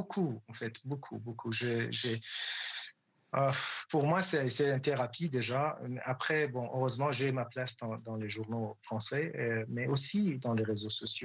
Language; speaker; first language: French; non-native, fluent; Persian